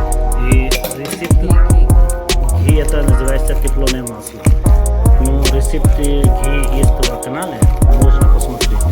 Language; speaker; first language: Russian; non-native, learner; Hindi